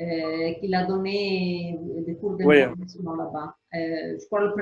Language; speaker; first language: French; non-native, fluent; Arabic